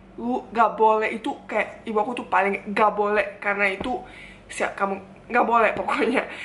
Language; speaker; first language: Indonesian; non-native, fluent; Bosnian